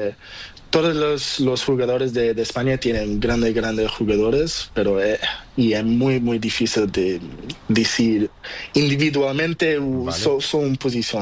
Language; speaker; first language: Spanish; non-native, learner; Portuguese